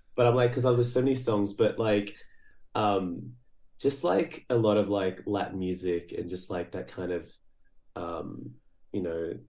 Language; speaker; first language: English; early bilingual, other home language; Portuguese